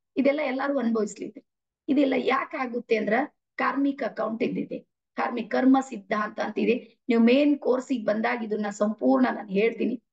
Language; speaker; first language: Kannada; native; Kannada